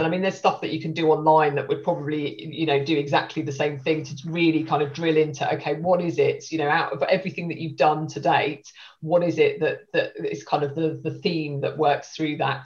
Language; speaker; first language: English; native; English